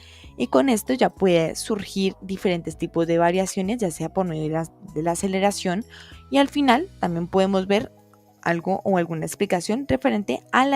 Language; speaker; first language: Spanish; native; Spanish